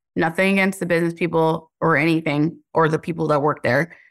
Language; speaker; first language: English; native; English